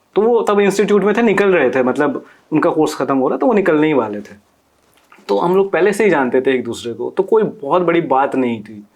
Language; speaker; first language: Hindi; non-native, local second language; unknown